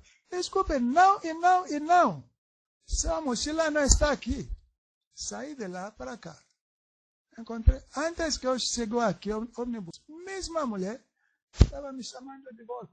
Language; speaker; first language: Portuguese; non-native, learner; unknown